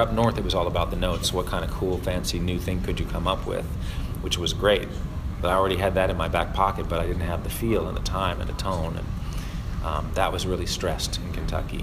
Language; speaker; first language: English; native; English